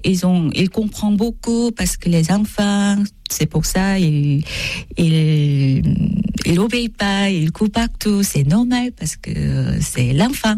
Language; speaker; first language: French; non-native, learner; Korean